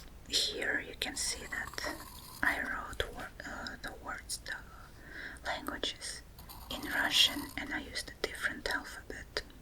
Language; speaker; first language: English; non-native, fluent; Russian